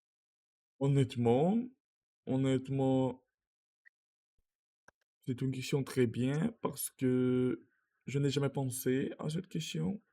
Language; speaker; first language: French; non-native, learner; Russian